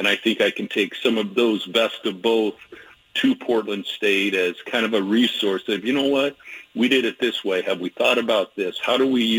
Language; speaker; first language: English; native; English